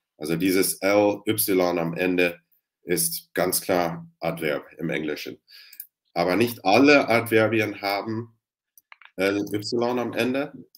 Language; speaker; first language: German; non-native, fluent; English